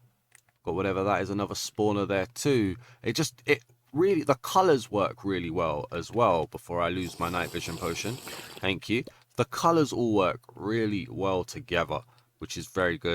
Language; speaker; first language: English; native; English